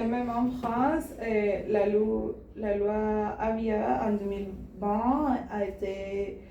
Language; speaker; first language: French; non-native, learner; Spanish